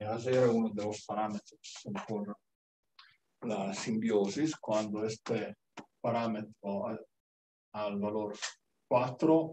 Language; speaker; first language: Spanish; non-native, learner; Italian